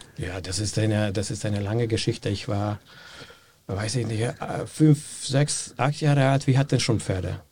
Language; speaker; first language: German; non-native, fluent; Hungarian